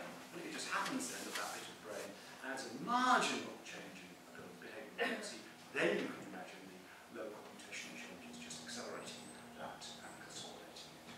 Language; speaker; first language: English; native; English